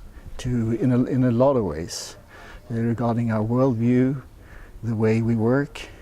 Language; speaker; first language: English; non-native, fluent; Swedish